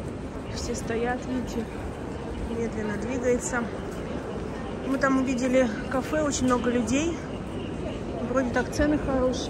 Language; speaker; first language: Russian; native; Russian